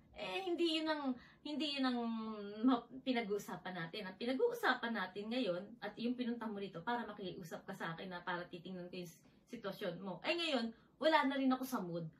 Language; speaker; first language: Filipino; native; Filipino